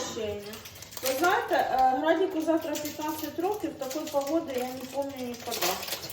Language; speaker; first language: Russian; non-native, local second language; Ukrainian